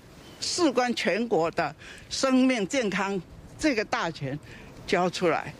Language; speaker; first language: Chinese; native; Chinese